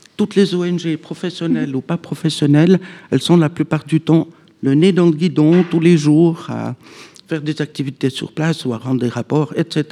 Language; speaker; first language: French; native; French